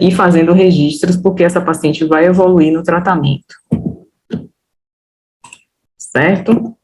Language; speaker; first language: Portuguese; native; Portuguese